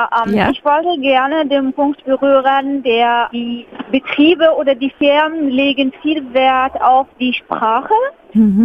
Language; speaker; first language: German; non-native, fluent; Arabic